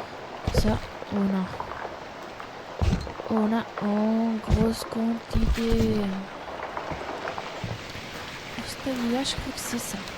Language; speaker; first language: French; non-native, fluent; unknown